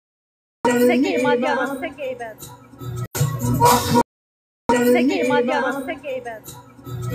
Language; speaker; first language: Hungarian; non-native, learner; Kazakh